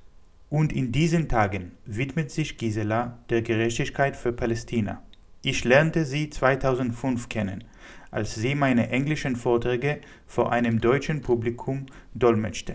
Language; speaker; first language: German; non-native, fluent; Hebrew